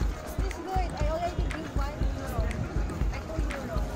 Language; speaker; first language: English; non-native, local second language; Filipino